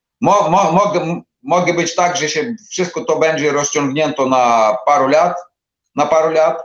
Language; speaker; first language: Polish; non-native, learner; Ukrainian